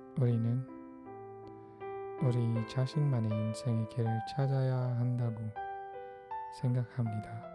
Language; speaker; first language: Korean; non-native, fluent; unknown